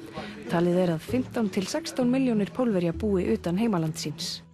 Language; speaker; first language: Icelandic; native; Icelandic